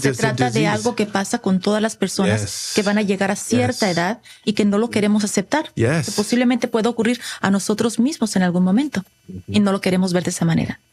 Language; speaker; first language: Spanish; native; Spanish